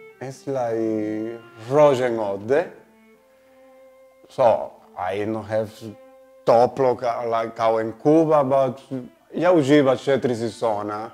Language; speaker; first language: English; non-native, learner; Spanish